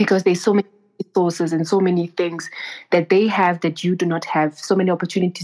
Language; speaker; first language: English; non-native, local second language; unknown